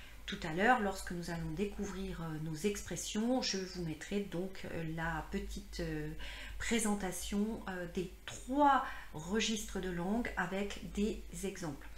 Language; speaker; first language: French; native; French